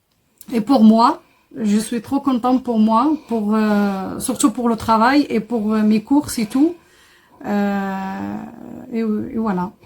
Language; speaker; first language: French; non-native, learner; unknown